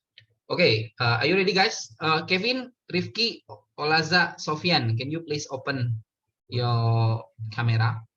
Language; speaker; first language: English; non-native, learner; Indonesian